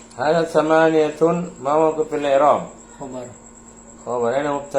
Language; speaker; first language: Arabic; non-native, fluent; Indonesian